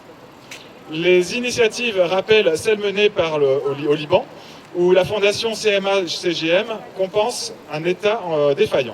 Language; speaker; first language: French; native; French